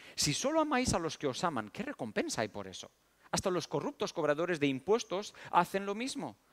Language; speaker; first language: Spanish; early bilingual, other home language; Romanian